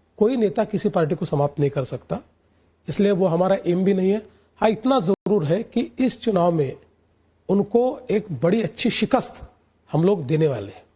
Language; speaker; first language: Hindi; non-native, local second language; Marathi